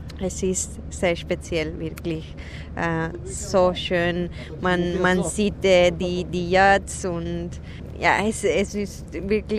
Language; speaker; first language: German; non-native, fluent; Spanish